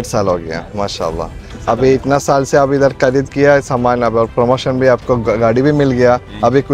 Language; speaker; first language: Hindi; non-native, learner; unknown